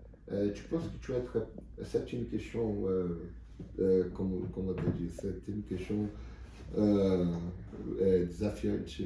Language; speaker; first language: French; non-native, learner; Portuguese